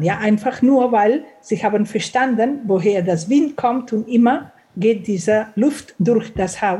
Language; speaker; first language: German; non-native, fluent; Catalan